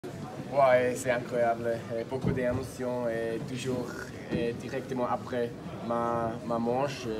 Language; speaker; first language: French; non-native, learner; German